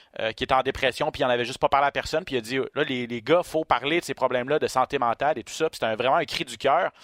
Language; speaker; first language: French; native; French